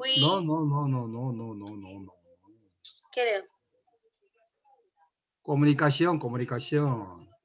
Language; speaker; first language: Spanish; non-native, learner; Korean